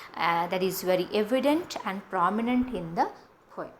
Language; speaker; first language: English; non-native, local second language; Marathi